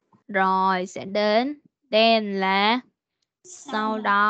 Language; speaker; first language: Vietnamese; native; Vietnamese